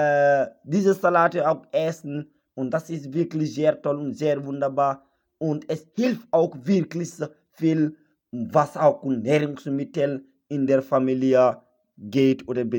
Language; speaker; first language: German; non-native, learner; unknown